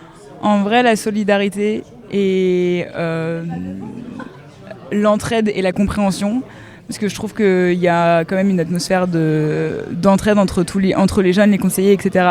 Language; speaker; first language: French; native; French